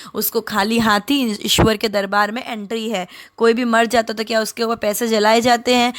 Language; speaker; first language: Hindi; non-native, local second language; Gujarati